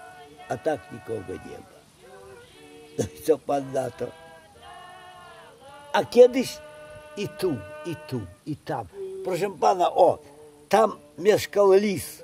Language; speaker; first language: Polish; non-native, local second language; Ukrainian